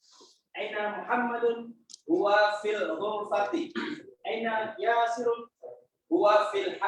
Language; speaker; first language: Arabic; non-native, learner; Indonesian